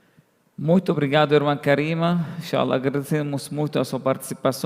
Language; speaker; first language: Portuguese; non-native, fluent; Arabic